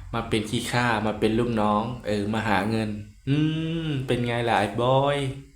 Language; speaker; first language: Thai; native; Thai